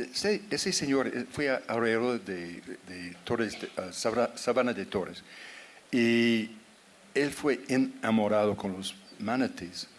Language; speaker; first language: Spanish; non-native, fluent; English